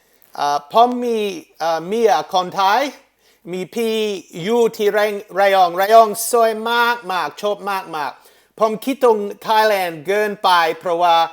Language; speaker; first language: Thai; non-native, learner; English